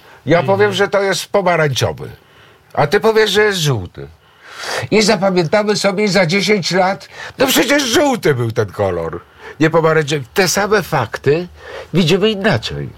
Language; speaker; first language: Polish; native; Polish